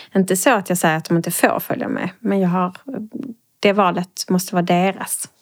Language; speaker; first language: Swedish; native; Swedish